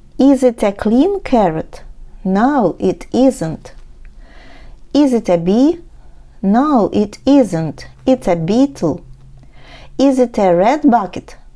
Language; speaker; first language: English; non-native, fluent; Ukrainian